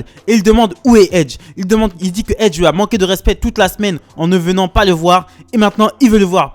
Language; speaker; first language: French; native; French